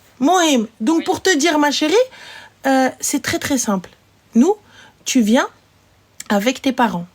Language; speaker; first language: French; early bilingual, other home language; Arabic